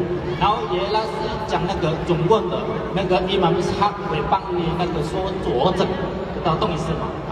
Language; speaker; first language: Chinese; non-native, learner; Indonesian